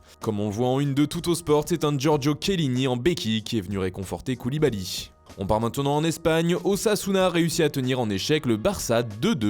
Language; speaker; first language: French; native; French